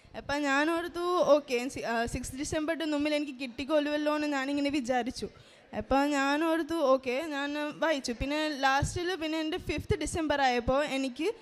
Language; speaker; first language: Malayalam; early bilingual, heritage; Malayalam